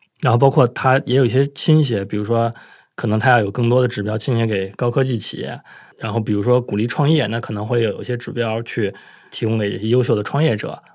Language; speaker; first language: Chinese; native; Chinese